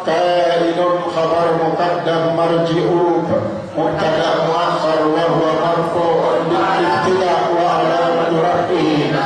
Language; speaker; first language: Arabic; non-native, fluent; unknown